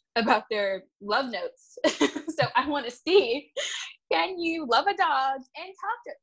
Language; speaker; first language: English; native; English